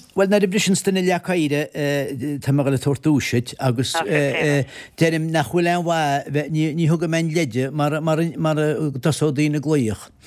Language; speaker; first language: Irish; native; Irish